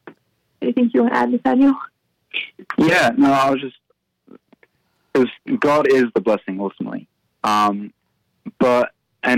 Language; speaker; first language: English; native; English